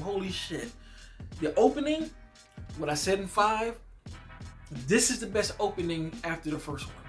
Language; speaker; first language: English; native; English